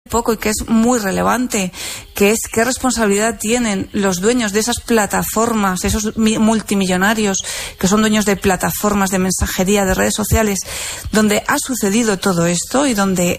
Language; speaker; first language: Spanish; native; Spanish